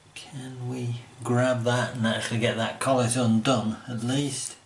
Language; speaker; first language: English; native; English